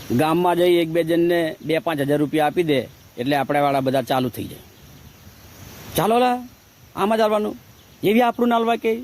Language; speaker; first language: Gujarati; native; Gujarati